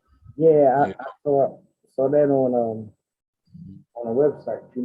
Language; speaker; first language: English; native; English